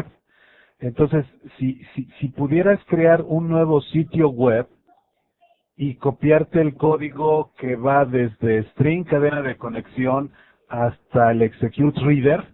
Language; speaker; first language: Spanish; native; Spanish